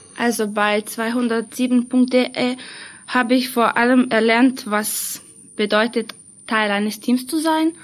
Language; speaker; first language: German; non-native, fluent; Serbian